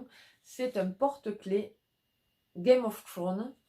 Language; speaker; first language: French; native; French